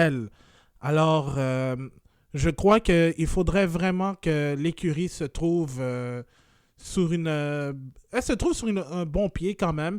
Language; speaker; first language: French; native; French